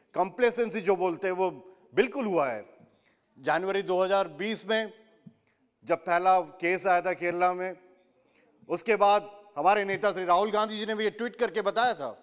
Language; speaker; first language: Hindi; non-native, local second language; Odia